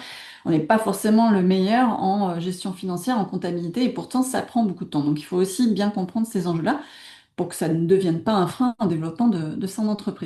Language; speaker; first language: French; native; French